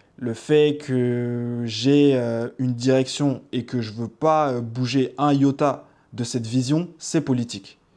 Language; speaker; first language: French; native; French